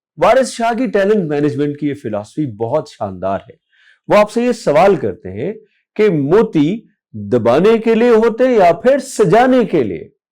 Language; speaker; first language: Urdu; non-native, local second language; Punjabi